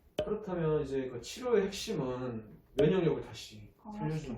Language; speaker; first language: Korean; native; Korean